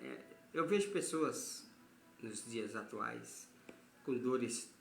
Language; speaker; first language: Portuguese; native; Portuguese